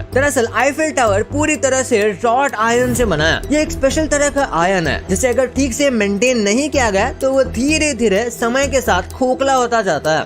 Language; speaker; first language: Hindi; native; Hindi